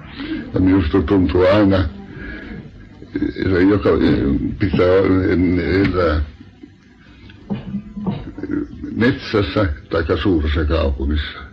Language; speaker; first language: Finnish; non-native, local second language; Swedish